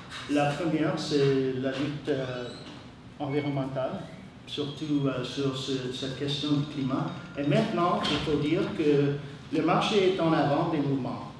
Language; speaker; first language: French; non-native, fluent; English